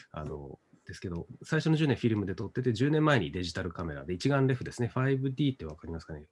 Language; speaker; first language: Japanese; native; Japanese